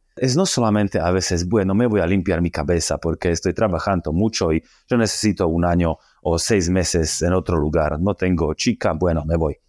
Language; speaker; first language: Spanish; non-native, learner; Slovak